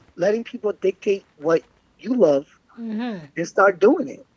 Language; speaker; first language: English; non-native, fluent; Spanish